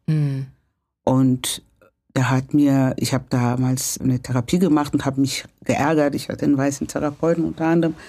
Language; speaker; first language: German; non-native, fluent; Kinyarwanda